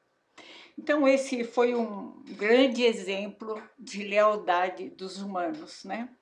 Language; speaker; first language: Portuguese; native; Portuguese